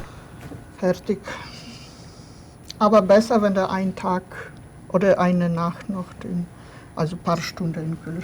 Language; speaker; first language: German; non-native, fluent; Polish